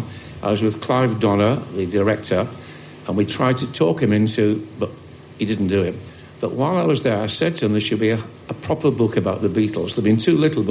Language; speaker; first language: English; native; English